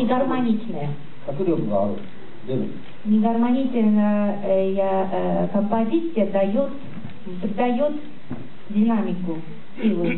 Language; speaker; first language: Russian; non-native, fluent; Japanese